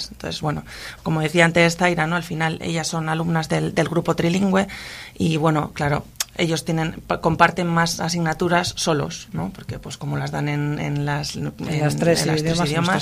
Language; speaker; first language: Spanish; native; Spanish